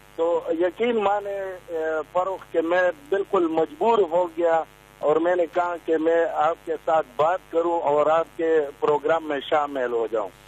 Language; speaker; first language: Urdu; non-native, local second language; Pashto